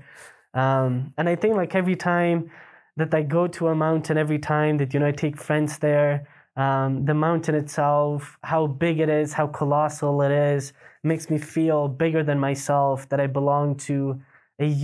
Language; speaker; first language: English; non-native, fluent; Pashto